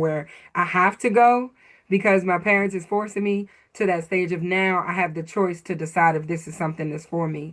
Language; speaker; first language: English; native; English